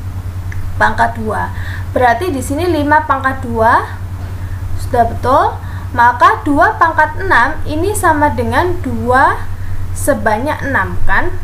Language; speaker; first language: Indonesian; native; Indonesian